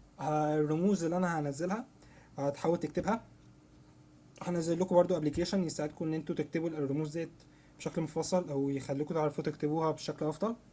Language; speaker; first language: Egyptian Arabic; native; Egyptian Arabic